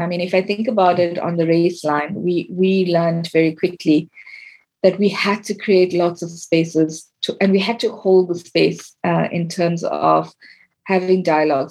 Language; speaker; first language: English; native; English